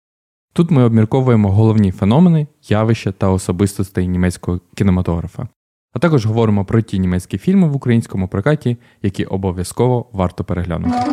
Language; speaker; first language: Ukrainian; native; Ukrainian